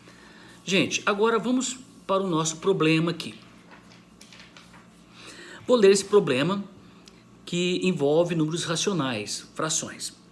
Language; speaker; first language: Portuguese; native; Portuguese